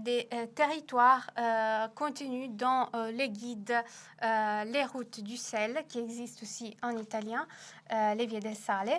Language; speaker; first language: French; non-native, fluent; Italian